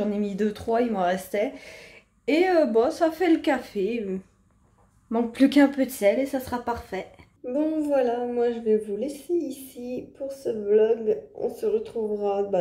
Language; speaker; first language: French; native; French